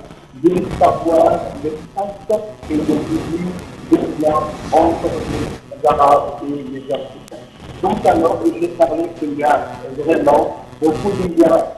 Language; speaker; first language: French; non-native, fluent; Arabic